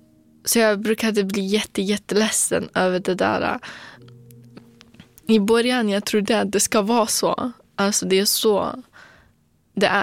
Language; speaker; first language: Swedish; non-native, fluent; Kurdish